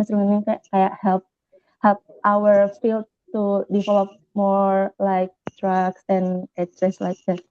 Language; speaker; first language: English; non-native, learner; Indonesian